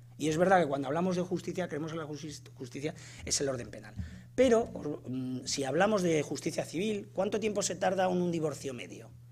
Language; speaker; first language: Spanish; native; Spanish